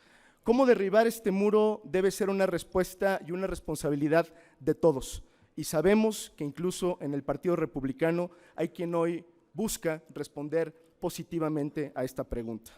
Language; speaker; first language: Spanish; native; Spanish